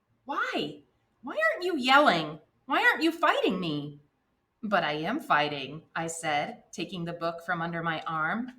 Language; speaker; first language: English; native; English